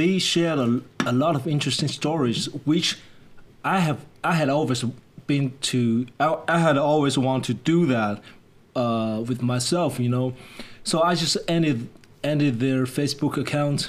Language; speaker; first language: English; non-native, fluent; Chinese